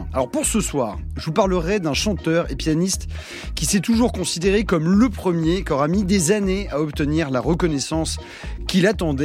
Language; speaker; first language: French; native; French